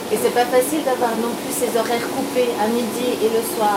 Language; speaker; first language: French; native; French